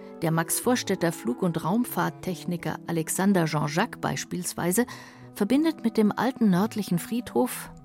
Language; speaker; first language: German; native; German